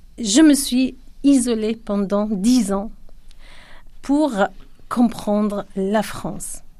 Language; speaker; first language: French; non-native, fluent; Kurdish